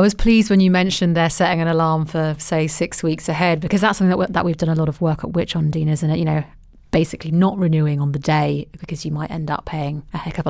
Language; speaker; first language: English; native; English